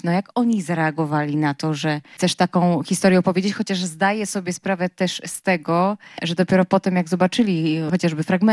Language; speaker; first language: Polish; native; Polish